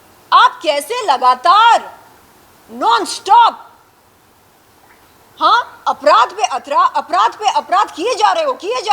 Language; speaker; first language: Hindi; native; Hindi